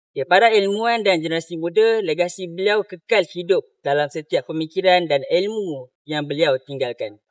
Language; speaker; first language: Malay; native; Malay